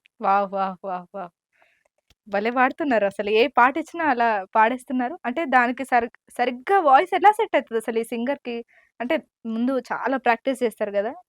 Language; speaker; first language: Telugu; native; Telugu